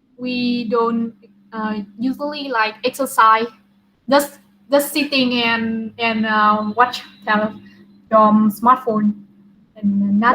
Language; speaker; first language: English; non-native, learner; Vietnamese